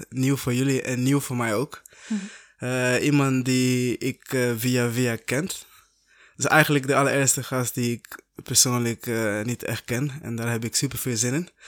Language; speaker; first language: Dutch; non-native, fluent; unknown